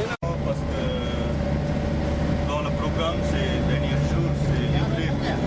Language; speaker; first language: French; non-native, learner; Hindi